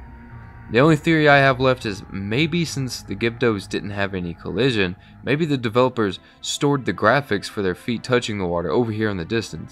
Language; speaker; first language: English; native; English